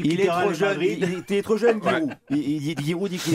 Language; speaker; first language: French; native; French